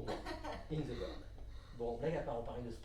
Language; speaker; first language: French; native; French